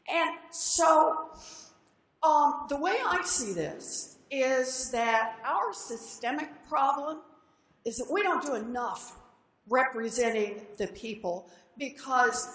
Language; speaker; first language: English; native; English